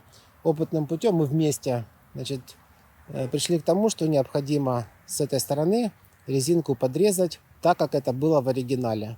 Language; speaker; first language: Russian; native; Russian